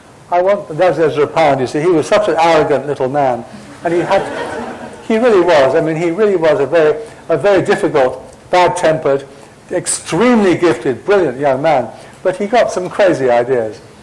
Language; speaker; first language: English; native; English